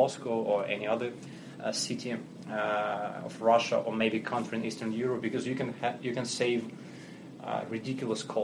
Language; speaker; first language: English; non-native, fluent; Russian